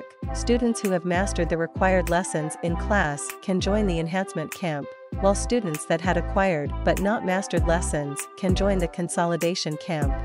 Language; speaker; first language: English; non-native, local second language; Filipino